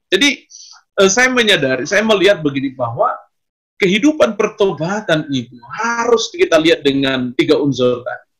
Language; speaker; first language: Indonesian; native; Indonesian